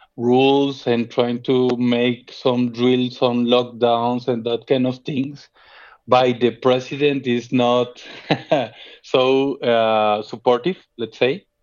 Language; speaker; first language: English; non-native, fluent; Spanish